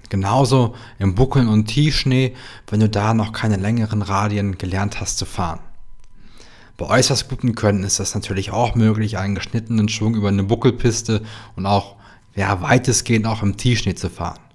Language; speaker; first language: German; native; German